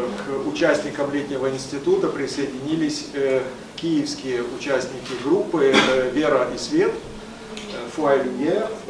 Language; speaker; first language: Russian; native; Russian